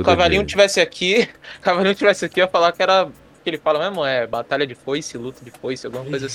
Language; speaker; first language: Portuguese; native; Portuguese